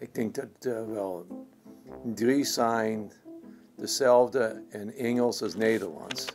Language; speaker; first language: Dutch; non-native, learner; English